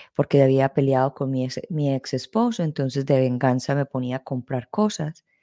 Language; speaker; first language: Spanish; native; Spanish